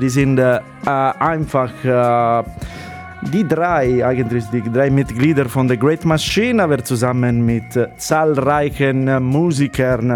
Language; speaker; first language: German; non-native, learner; Italian